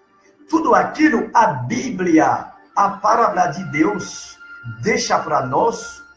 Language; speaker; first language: Portuguese; non-native, learner; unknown